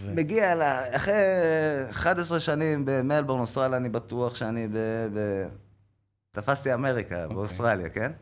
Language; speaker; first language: Hebrew; native; Hebrew